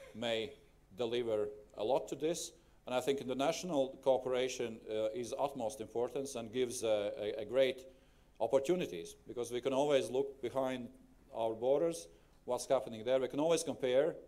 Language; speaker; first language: English; non-native, fluent; Latvian